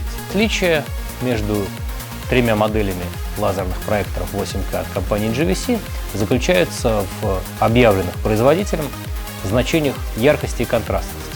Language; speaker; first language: Russian; native; Russian